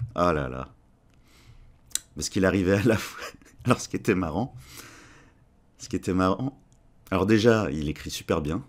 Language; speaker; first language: French; native; French